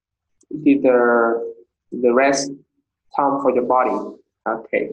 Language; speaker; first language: English; non-native, learner; Vietnamese